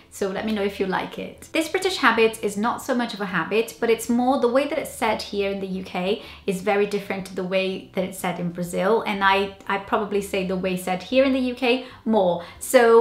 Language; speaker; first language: English; non-native, fluent; Portuguese